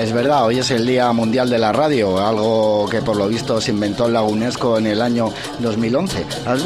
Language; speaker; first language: Spanish; native; Spanish